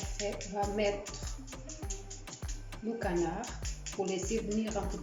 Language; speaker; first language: French; non-native, learner; Portuguese